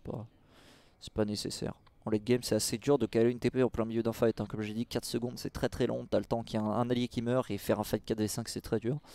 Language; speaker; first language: French; native; French